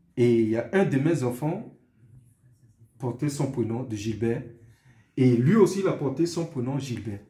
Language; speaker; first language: French; non-native, local second language; Sango